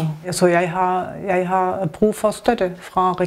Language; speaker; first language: Danish; non-native, learner; German